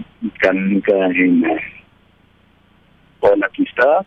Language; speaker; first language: Greek; early bilingual, heritage; Greek